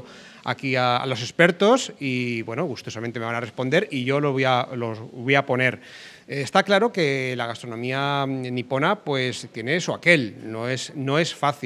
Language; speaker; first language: Spanish; native; Spanish